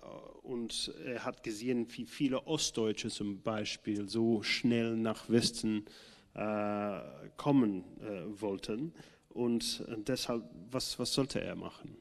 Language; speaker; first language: German; non-native, fluent; English